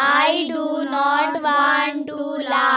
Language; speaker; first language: English; non-native, learner; Hindi